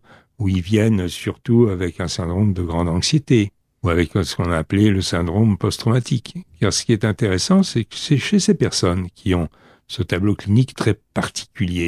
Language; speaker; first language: French; native; French